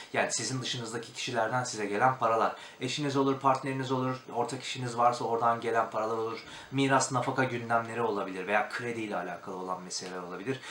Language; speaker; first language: Turkish; native; Turkish